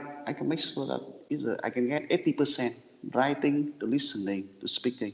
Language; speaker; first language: English; non-native, learner; Vietnamese